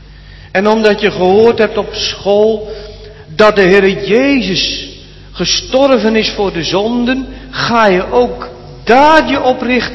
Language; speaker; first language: Dutch; native; Dutch